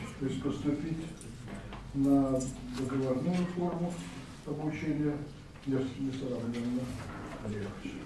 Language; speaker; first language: Russian; native; Russian